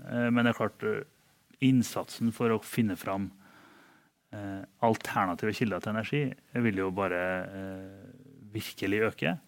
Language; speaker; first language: Norwegian; native; Norwegian